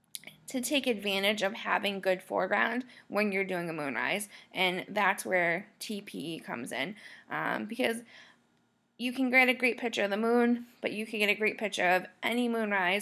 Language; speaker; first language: English; native; English